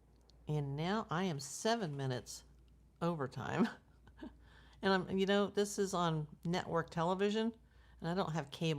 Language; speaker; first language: English; native; English